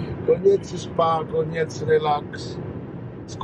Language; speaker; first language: Polish; non-native, learner; Italian